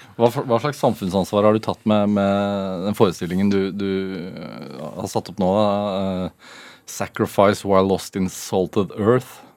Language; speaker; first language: Norwegian; native; Norwegian